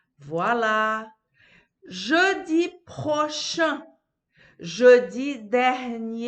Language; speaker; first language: French; non-native, fluent; Portuguese